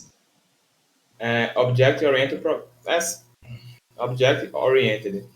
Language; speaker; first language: English; non-native, learner; Portuguese